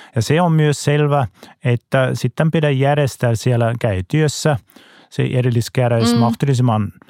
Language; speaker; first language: Finnish; non-native, fluent; German